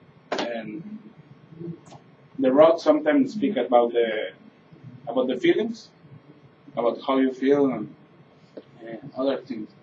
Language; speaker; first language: English; non-native, learner; Spanish